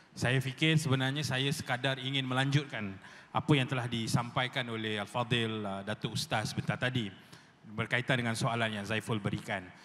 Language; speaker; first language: Malay; native; Malay